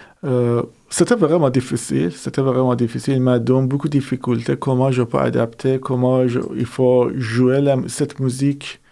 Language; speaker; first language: French; non-native, fluent; Persian